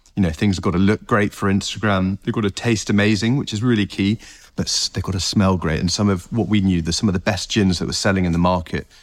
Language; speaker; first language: English; native; English